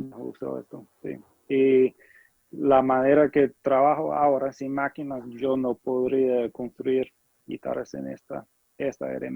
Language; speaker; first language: Spanish; non-native, fluent; English